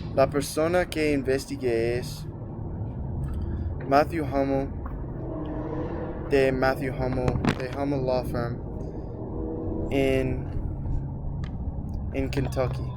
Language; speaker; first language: Spanish; non-native, learner; English